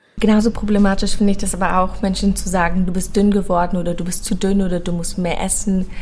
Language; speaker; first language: German; early bilingual, other home language; Persian